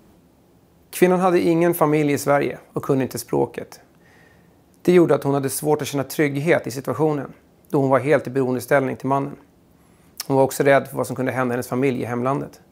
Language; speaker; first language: Swedish; native; Swedish